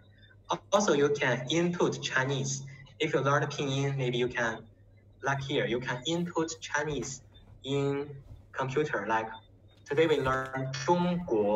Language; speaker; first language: English; non-native, learner; Chinese